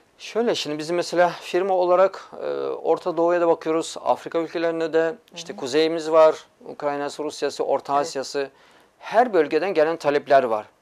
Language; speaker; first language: Turkish; early bilingual, heritage; Turkish